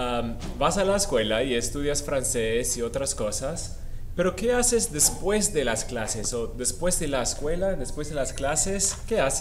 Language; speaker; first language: Spanish; non-native, fluent; English